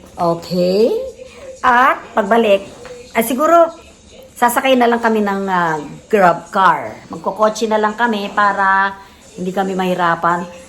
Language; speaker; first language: Filipino; native; Filipino